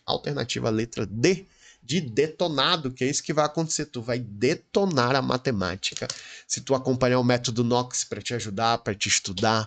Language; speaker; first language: Portuguese; native; Portuguese